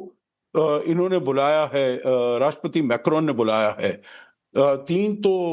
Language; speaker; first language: Hindi; native; Hindi